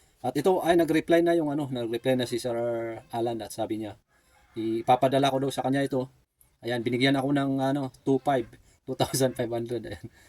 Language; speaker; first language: Filipino; native; Filipino